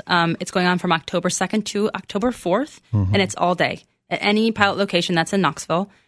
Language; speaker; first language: English; early bilingual, other home language; Spanish